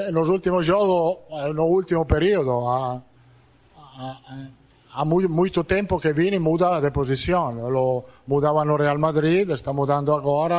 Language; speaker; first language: Portuguese; non-native, fluent; Italian